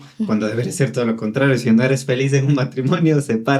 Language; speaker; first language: Spanish; native; Spanish